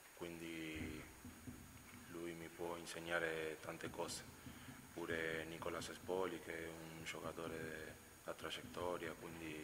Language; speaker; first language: Italian; non-native, fluent; Spanish